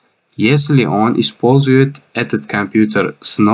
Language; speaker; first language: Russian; non-native, fluent; Tajik